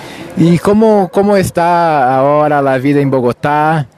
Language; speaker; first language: Spanish; non-native, learner; Portuguese